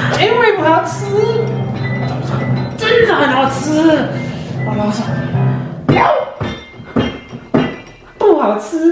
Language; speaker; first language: Chinese; non-native, fluent; Danish